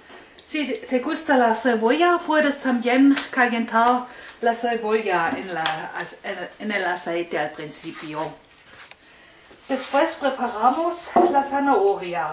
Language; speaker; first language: Spanish; non-native, learner; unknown